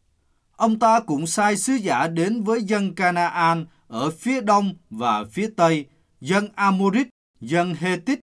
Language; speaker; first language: Vietnamese; native; Vietnamese